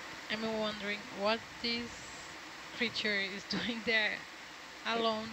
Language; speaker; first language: English; non-native, fluent; Portuguese